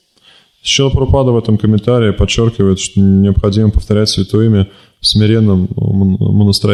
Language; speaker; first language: Russian; native; Russian